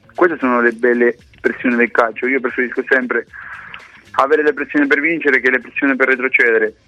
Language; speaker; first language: Italian; non-native, fluent; Spanish